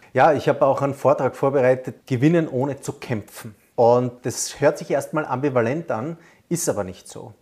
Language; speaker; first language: German; native; German